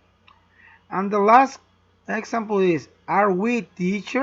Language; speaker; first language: English; non-native, learner; Spanish